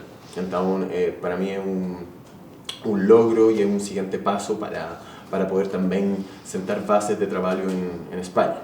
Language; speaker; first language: Portuguese; non-native, fluent; Spanish